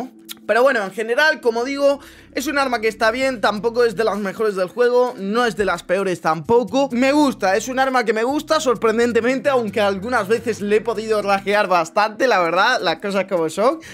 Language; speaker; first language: Spanish; native; Spanish